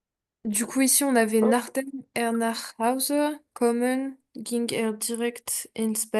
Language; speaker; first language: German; non-native, learner; French